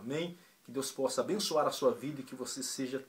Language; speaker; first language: Portuguese; native; Portuguese